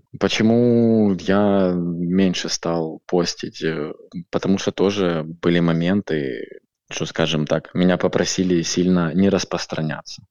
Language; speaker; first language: Russian; native; Russian